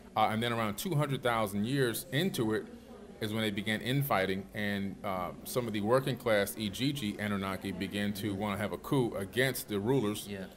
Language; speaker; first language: English; native; English